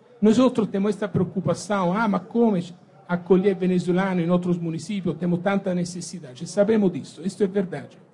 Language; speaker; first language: Portuguese; non-native, fluent; Italian